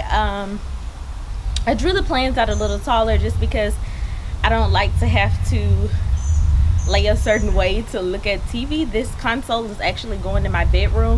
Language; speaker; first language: English; native; English